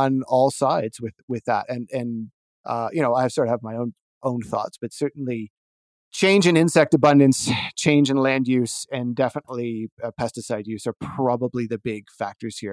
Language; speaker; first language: English; native; English